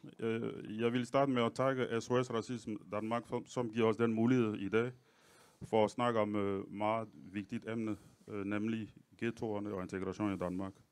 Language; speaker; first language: Danish; non-native, fluent; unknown